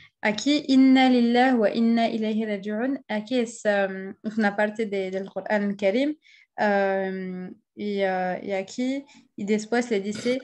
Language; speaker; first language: Spanish; non-native, fluent; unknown